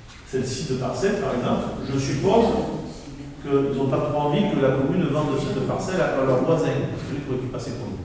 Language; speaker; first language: French; native; French